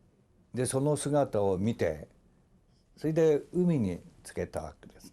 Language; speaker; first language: Japanese; native; Japanese